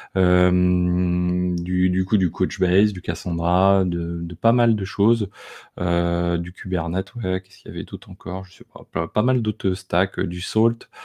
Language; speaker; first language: French; native; French